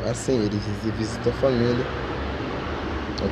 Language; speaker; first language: Portuguese; non-native, learner; Haitian Creole